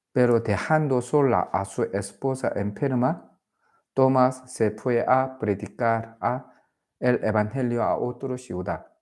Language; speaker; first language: Spanish; non-native, learner; Korean